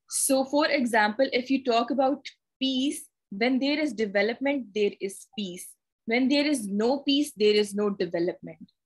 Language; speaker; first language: English; non-native, local second language; Urdu